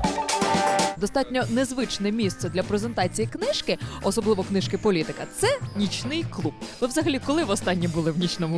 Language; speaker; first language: Ukrainian; native; Ukrainian